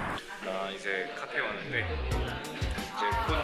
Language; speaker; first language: Korean; early bilingual, heritage; Korean